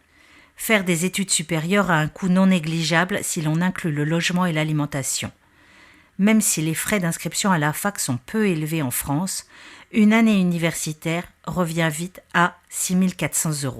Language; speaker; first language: French; native; French